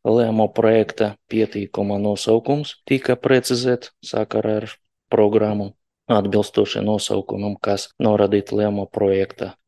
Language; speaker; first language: Latvian; non-native, local second language; Russian